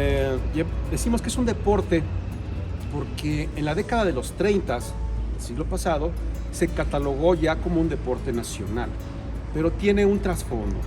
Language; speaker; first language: Spanish; native; Spanish